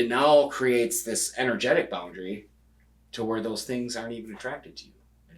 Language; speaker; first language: English; native; English